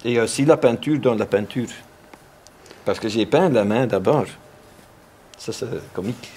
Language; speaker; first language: French; non-native, local second language; Dutch